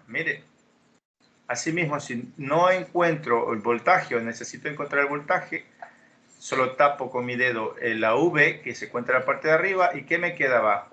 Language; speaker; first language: Spanish; native; Spanish